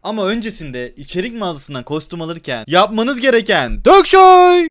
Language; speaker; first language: Turkish; native; Turkish